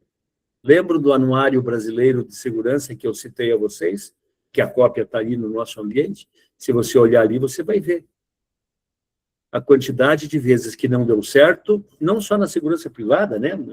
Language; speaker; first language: Portuguese; native; Portuguese